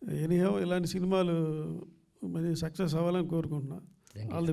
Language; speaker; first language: Telugu; native; Telugu